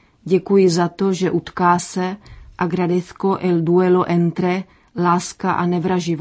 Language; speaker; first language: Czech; non-native, fluent; Spanish